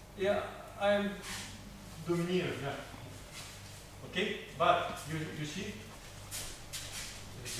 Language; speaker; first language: English; non-native, learner; Russian